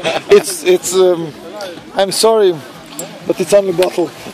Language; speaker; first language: English; non-native, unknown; Croatian